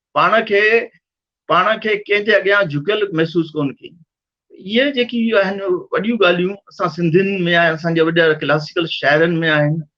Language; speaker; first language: Sindhi; early bilingual, heritage; Sindhi